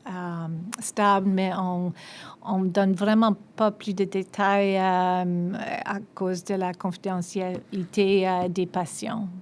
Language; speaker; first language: French; non-native, local second language; English